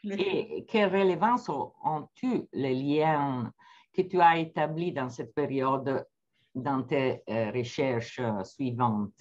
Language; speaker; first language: French; non-native, fluent; Italian